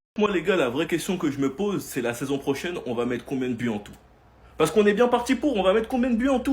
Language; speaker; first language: French; native; French